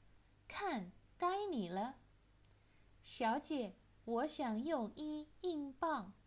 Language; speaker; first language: Chinese; non-native, fluent; Indonesian